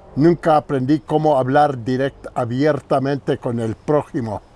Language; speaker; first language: Spanish; early bilingual, heritage; Spanish